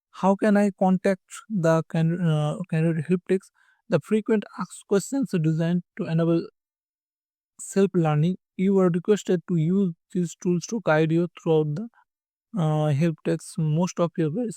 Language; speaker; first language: English; non-native, local second language; Bangla